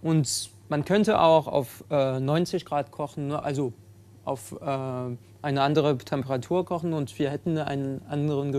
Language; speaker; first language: German; non-native, fluent; French